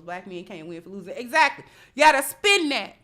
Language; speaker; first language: English; native; English